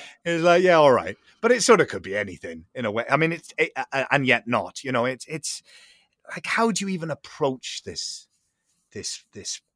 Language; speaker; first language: English; native; English